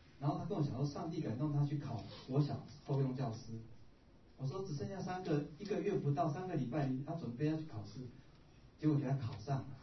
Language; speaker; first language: Chinese; native; Chinese